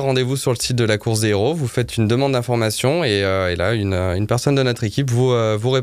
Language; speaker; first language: French; native; French